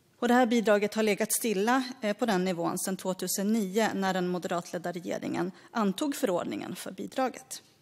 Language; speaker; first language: Swedish; early bilingual, other home language; Greek